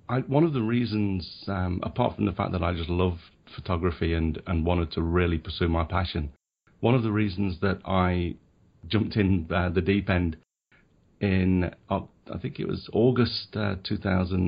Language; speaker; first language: English; native; English